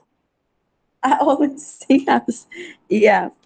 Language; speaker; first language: English; non-native, learner; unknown